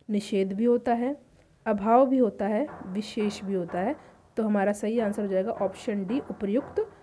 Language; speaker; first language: Hindi; native; Hindi